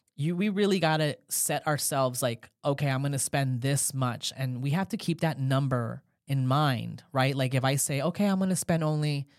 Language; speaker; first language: English; native; English